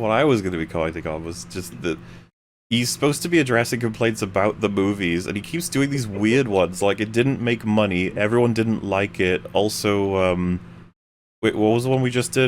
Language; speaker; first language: English; native; English